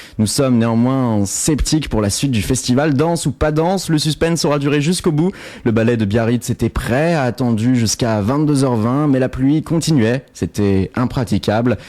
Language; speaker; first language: French; native; French